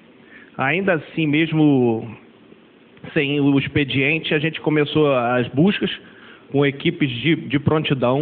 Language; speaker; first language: Portuguese; native; Portuguese